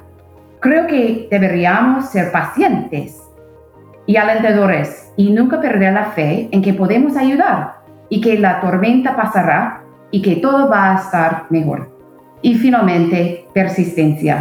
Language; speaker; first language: Spanish; non-native, fluent; English